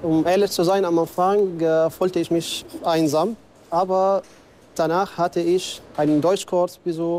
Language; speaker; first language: German; non-native, fluent; Arabic